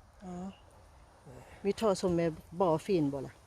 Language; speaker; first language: Swedish; non-native, learner; Thai